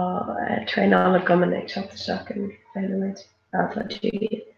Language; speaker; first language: Irish; non-native, local second language; English